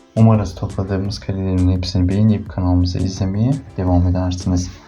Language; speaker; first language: Turkish; native; Turkish